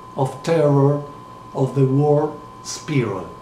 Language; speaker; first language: English; non-native, fluent; Spanish